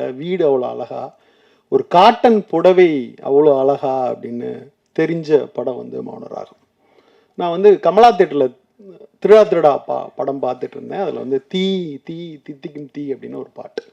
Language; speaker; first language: Tamil; native; Tamil